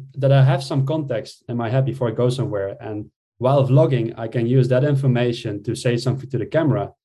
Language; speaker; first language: English; non-native, fluent; Dutch